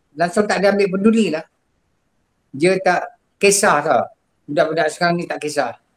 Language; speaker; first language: Malay; non-native, local second language; Javanese